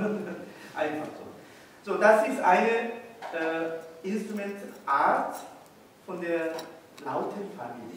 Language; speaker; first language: German; non-native, learner; Korean